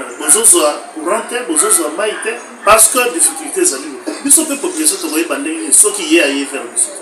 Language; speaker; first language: Lingala; native; Lingala